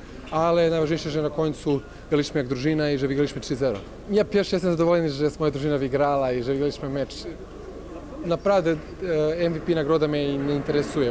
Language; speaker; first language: Polish; non-native, fluent; Serbian